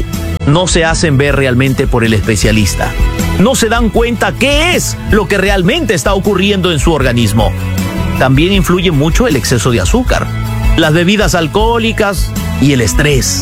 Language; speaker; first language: Spanish; native; Spanish